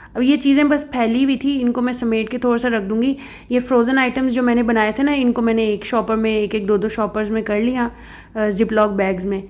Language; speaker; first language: Urdu; non-native, local second language; Punjabi